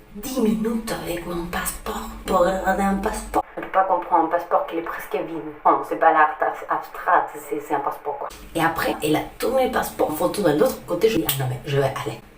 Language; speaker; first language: French; non-native, fluent; Spanish